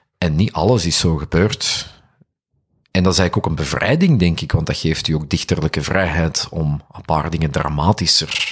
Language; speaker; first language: Dutch; native; Dutch